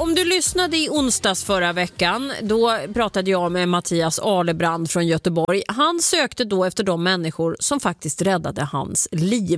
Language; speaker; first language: Swedish; native; Swedish